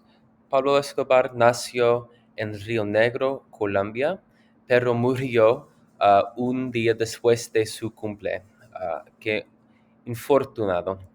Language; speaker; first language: Spanish; non-native, learner; English